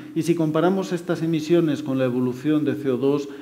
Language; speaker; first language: Spanish; native; Spanish